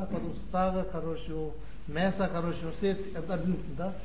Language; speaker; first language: Russian; non-native, learner; Tibetan